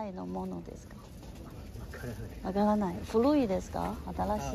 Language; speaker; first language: Japanese; non-native, learner; Chinese